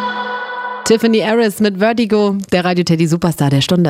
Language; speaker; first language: German; native; German